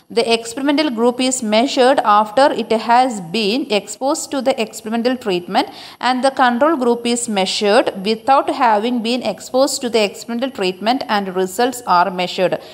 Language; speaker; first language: English; non-native, local second language; Malayalam